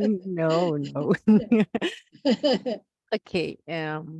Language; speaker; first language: English; non-native, learner; Spanish